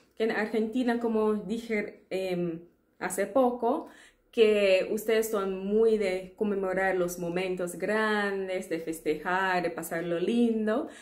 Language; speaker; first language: Spanish; non-native, fluent; English